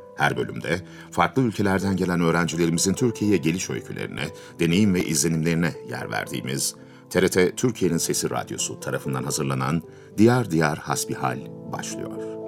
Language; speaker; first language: Turkish; native; Turkish